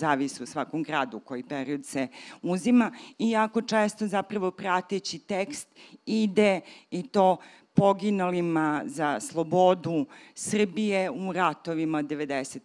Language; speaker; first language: Serbian; native; Serbian